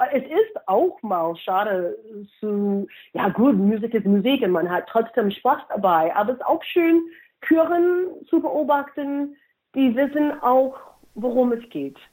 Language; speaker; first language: German; non-native, fluent; English